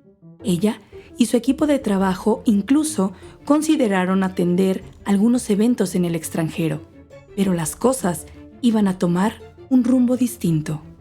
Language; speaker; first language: Spanish; native; Spanish